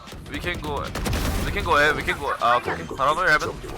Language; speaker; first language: English; non-native, learner; Korean